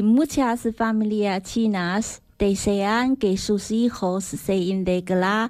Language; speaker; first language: Spanish; non-native, learner; Chinese